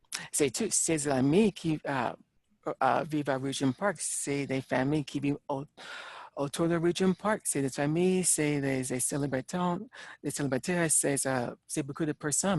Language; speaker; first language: French; non-native, learner; English